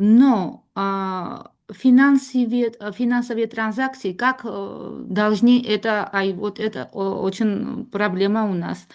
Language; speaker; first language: Russian; non-native, learner; Georgian